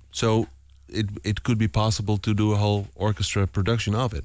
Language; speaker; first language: English; non-native, fluent; Dutch